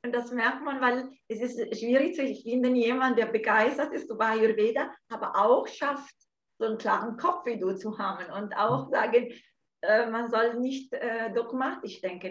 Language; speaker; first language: German; non-native, fluent; Italian